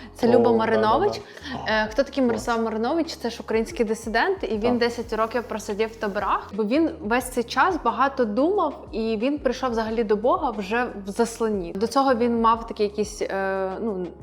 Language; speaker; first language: Ukrainian; non-native, local second language; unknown